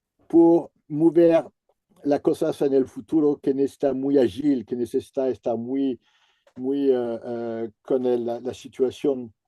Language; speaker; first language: Spanish; non-native, fluent; French